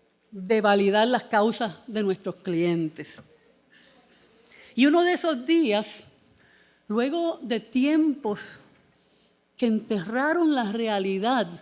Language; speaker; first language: Spanish; native; Spanish